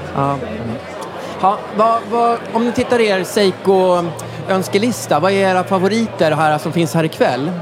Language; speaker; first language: Swedish; native; Swedish